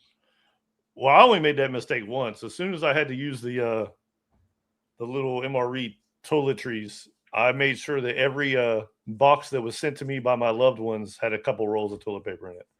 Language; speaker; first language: English; native; English